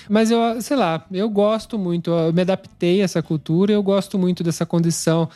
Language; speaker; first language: Portuguese; native; Portuguese